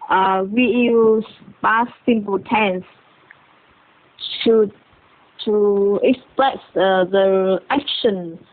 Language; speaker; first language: English; non-native, learner; Vietnamese